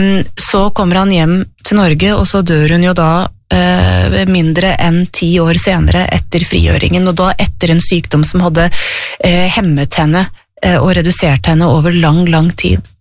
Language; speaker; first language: Norwegian; native; Norwegian